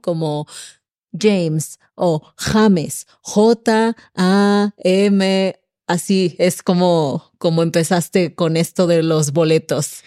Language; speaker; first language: Spanish; native; Spanish